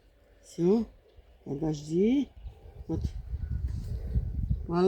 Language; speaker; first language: Russian; non-native, fluent; Armenian